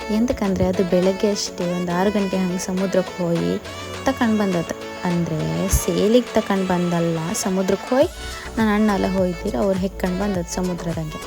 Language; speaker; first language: Kannada; native; Kannada